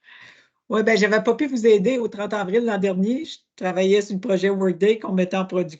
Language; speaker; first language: French; native; French